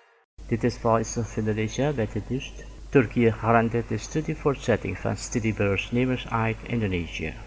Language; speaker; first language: Dutch; non-native, fluent; Indonesian